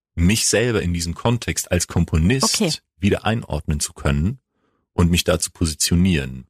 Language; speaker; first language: German; non-native, fluent; Greek